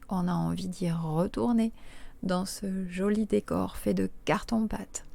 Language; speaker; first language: French; native; French